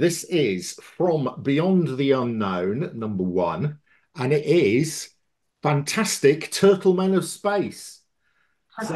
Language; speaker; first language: English; native; English